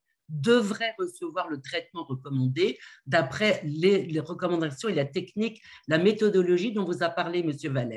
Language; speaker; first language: French; native; French